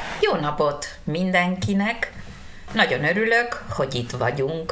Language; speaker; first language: Hungarian; non-native, fluent; Spanish